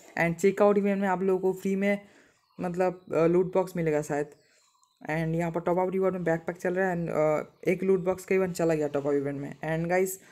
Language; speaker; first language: Hindi; non-native, local second language; Bangla